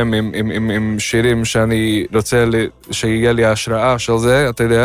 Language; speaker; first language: Hebrew; non-native, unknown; Yiddish